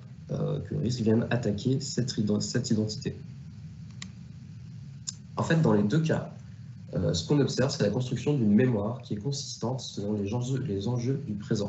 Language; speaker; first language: French; native; French